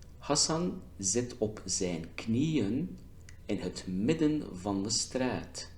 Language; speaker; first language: Dutch; non-native, fluent; Turkish